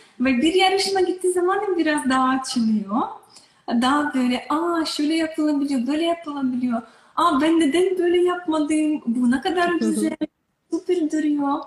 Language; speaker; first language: Turkish; non-native, learner; Russian